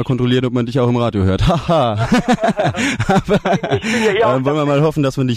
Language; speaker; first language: German; native; German